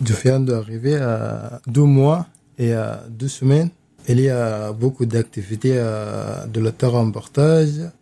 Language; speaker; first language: French; non-native, learner; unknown